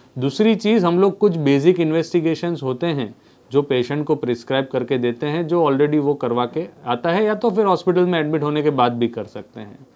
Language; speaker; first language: Hindi; non-native, local second language; Gujarati